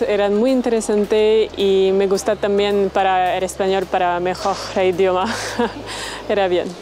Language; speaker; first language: Spanish; non-native, learner; French